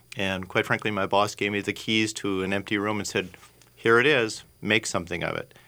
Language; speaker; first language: English; native; English